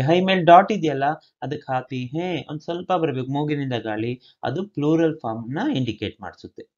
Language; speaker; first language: Kannada; native; Kannada